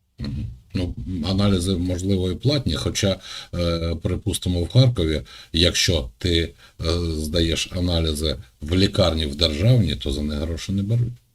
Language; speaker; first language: Ukrainian; non-native, local second language; Russian